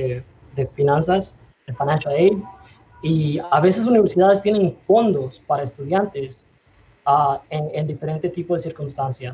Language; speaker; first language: Spanish; early bilingual, other home language; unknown